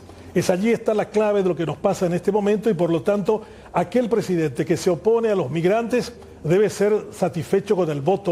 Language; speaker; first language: Spanish; native; Spanish